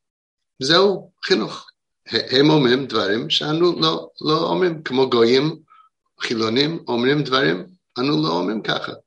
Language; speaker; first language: Hebrew; non-native, fluent; English